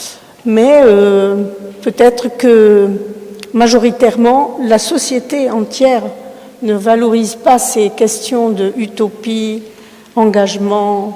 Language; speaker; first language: French; early bilingual, other home language; Spanish